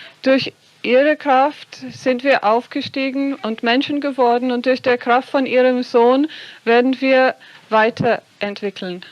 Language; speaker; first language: German; non-native, fluent; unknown